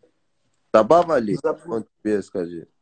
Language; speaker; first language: Russian; non-native, learner; Persian